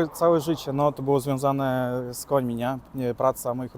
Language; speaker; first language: Polish; early bilingual, other home language; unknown